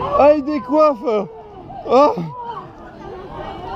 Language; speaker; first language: French; native; French